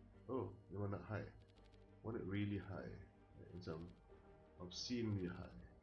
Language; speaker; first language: English; non-native, local second language; Malay